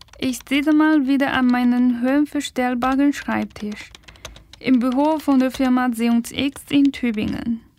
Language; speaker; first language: German; non-native, fluent; Chinese